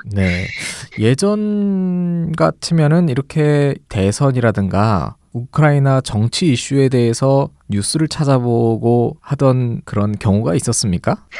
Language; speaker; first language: Korean; native; Korean